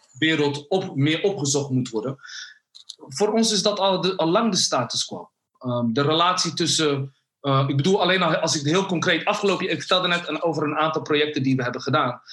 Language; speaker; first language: Dutch; early bilingual, other home language; Somali